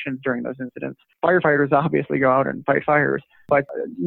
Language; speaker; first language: English; native; English